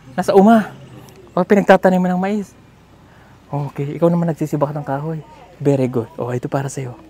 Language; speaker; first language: Filipino; native; Filipino